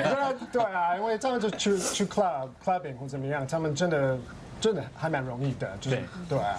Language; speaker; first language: Chinese; non-native, fluent; English